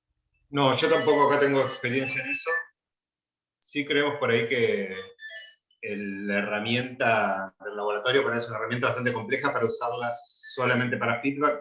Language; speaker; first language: Spanish; native; Spanish